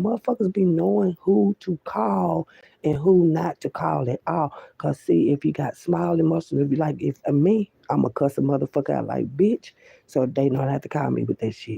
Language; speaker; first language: English; native; English